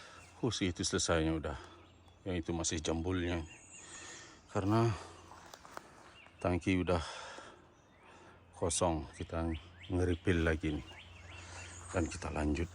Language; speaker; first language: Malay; non-native, local second language; Balinese